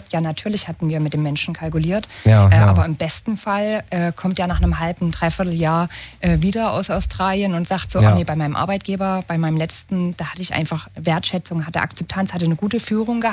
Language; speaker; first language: German; native; German